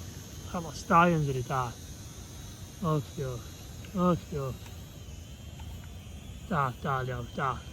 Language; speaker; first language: Arabic; native; Arabic